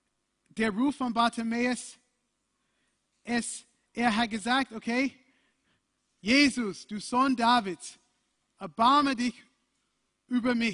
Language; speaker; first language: German; non-native, fluent; English